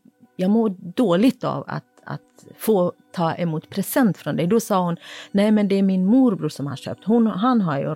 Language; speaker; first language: Swedish; non-native, fluent; Kurdish